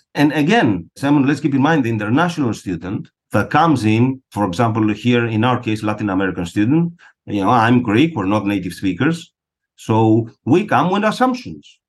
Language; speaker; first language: English; non-native, fluent; Greek